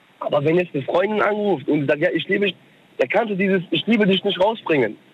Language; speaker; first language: German; early bilingual, other home language; Turkish